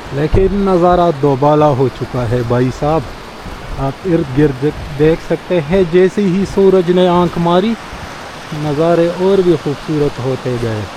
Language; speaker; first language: Urdu; non-native, local second language; Pashto